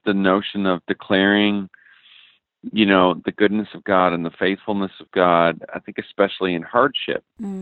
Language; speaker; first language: English; native; English